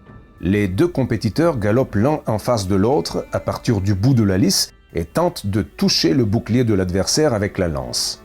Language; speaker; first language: French; native; French